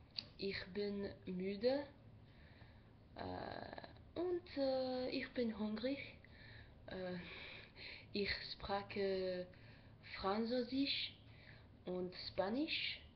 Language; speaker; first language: German; non-native, learner; English